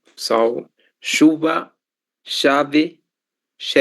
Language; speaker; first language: Portuguese; non-native, learner; Spanish